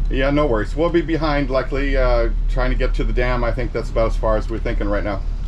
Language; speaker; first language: English; native; English